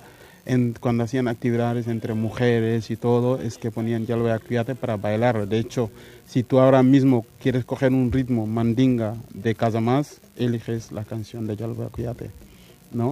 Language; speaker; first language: Spanish; non-native, fluent; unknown